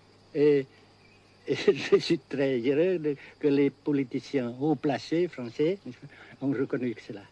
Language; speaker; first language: French; non-native, fluent; Vietnamese